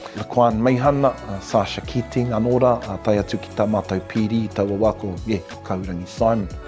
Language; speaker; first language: Māori; native; Māori